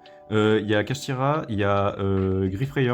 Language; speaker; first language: French; native; French